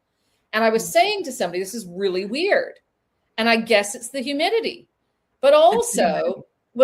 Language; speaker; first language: English; native; English